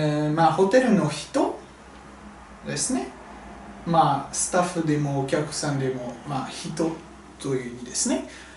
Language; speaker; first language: Japanese; non-native, fluent; French